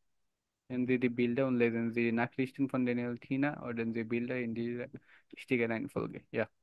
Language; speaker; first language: German; non-native, fluent; Bangla